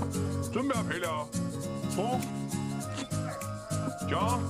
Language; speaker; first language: Chinese; native; Chinese